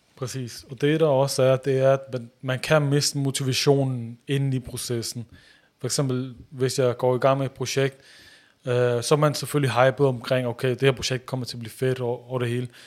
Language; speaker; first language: Danish; early bilingual, other home language; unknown